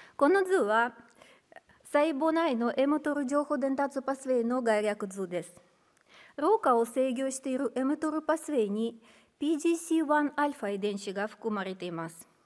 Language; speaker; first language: Japanese; non-native, fluent; Russian